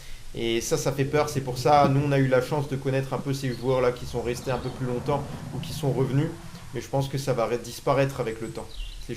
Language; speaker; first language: French; native; French